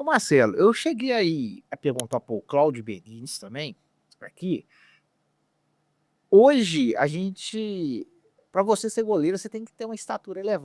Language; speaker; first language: Portuguese; native; Portuguese